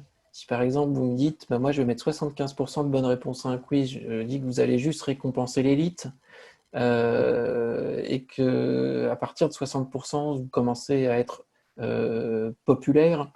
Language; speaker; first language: French; native; French